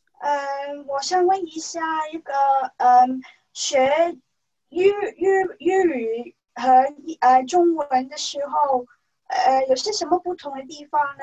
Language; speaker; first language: Chinese; non-native, learner; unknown